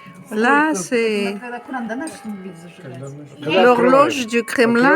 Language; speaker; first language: French; non-native, fluent; Russian